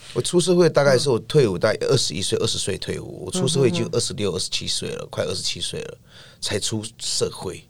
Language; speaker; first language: Chinese; non-native, local second language; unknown